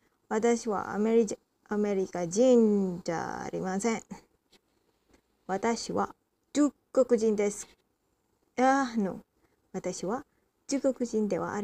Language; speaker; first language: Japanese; non-native, learner; Malay